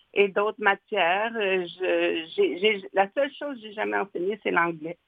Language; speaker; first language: French; native; French